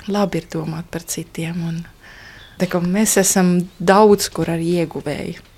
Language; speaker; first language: Latvian; non-native, fluent; Estonian